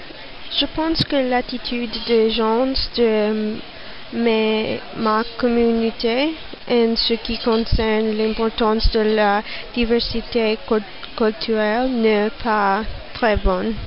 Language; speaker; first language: French; non-native, learner; English